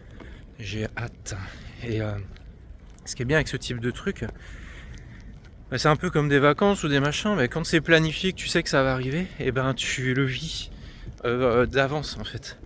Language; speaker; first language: French; native; French